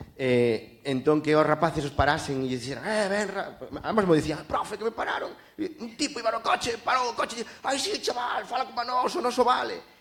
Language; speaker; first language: Galician; native; Galician